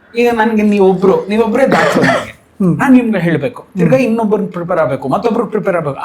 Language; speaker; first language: Kannada; native; Kannada